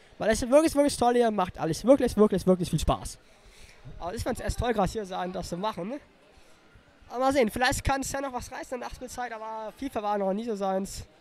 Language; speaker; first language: German; native; German